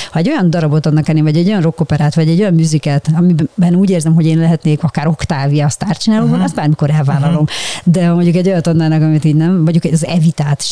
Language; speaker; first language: Hungarian; native; Hungarian